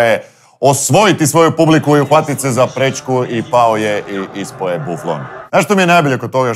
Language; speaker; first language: Croatian; native; Croatian